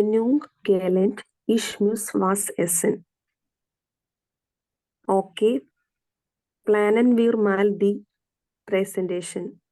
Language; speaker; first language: German; non-native, learner; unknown